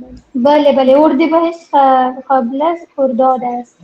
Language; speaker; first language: Persian; non-native, learner; Urdu